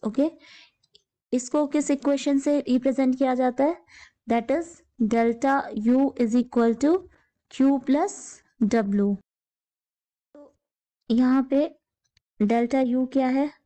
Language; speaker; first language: Hindi; native; Hindi